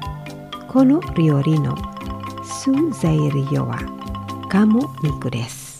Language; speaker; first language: Japanese; non-native, fluent; Indonesian